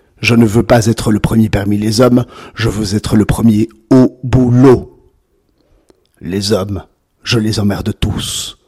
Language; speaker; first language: French; native; French